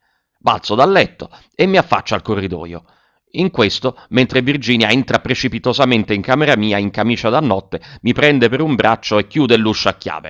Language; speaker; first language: Italian; native; Italian